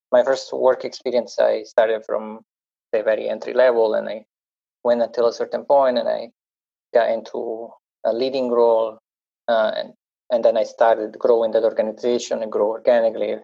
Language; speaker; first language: English; non-native, fluent; Italian